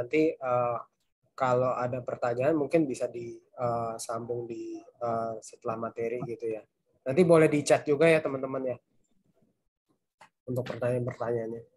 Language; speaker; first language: Indonesian; native; Indonesian